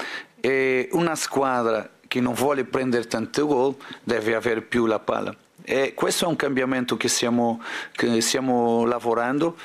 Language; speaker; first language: Italian; non-native, fluent; Portuguese